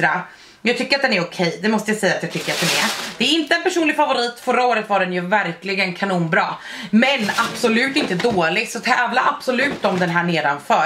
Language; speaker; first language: Swedish; native; Swedish